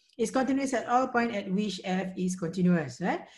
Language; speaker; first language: English; non-native, local second language; Malay